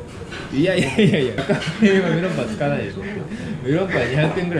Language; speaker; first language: Japanese; native; Japanese